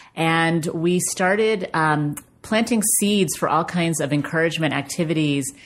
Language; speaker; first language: English; native; English